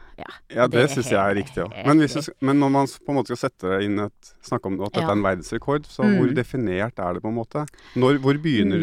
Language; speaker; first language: Norwegian; native; Norwegian